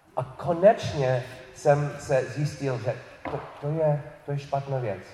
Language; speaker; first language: Czech; non-native, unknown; English